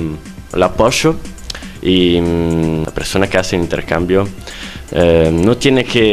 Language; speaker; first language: Spanish; non-native, fluent; Italian